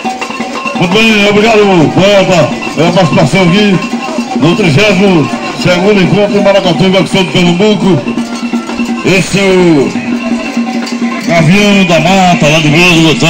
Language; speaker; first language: Portuguese; native; Portuguese